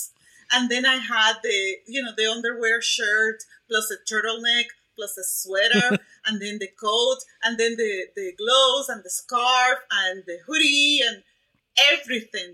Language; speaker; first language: English; non-native, fluent; Spanish